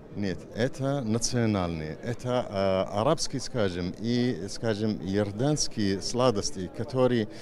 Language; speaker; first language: Russian; non-native, fluent; Arabic